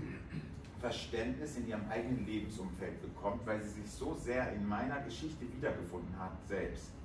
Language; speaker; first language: German; native; German